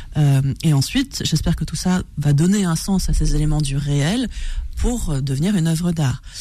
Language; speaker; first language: French; native; French